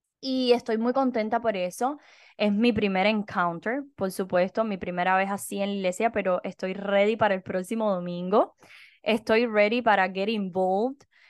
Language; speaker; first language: Spanish; native; Spanish